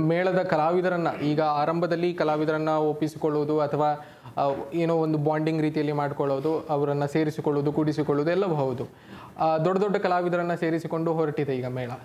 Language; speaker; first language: Kannada; native; Kannada